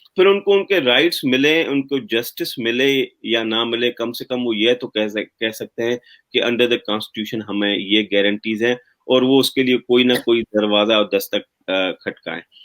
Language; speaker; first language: Urdu; native; Urdu